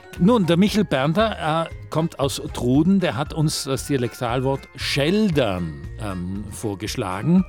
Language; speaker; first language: German; native; German